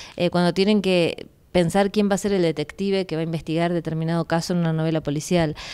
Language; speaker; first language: Spanish; native; Spanish